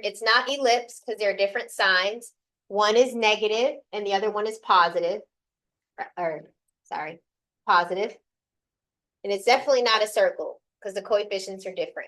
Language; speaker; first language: English; native; English